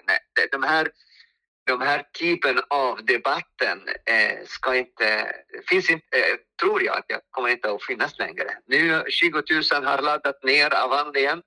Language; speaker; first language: Swedish; non-native, fluent; Arabic